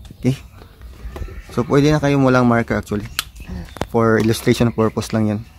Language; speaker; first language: Filipino; non-native, local second language; Cebuano